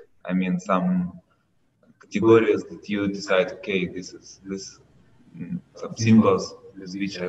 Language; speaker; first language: English; non-native, learner; Russian